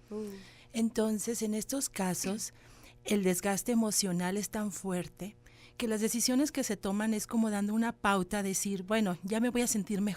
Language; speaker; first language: Spanish; native; Spanish